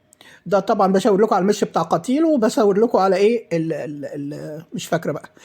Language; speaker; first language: Arabic; native; Arabic